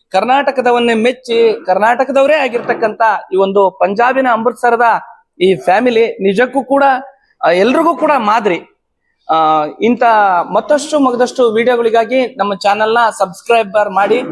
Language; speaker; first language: Kannada; native; Kannada